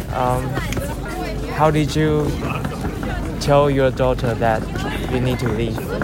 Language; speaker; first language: English; non-native, fluent; Chinese